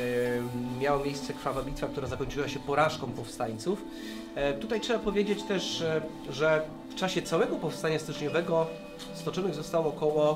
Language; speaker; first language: Polish; native; Polish